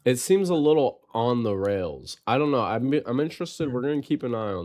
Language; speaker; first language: English; native; English